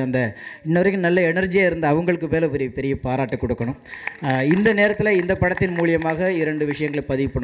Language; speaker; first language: Tamil; native; Tamil